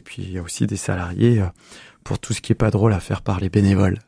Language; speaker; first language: French; native; French